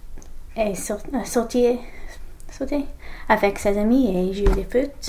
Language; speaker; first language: French; non-native, learner; English